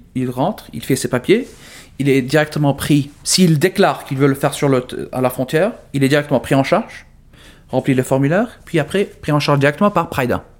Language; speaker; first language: French; non-native, fluent; Arabic